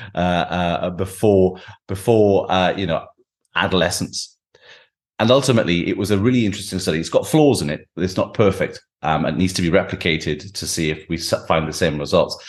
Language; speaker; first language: English; native; English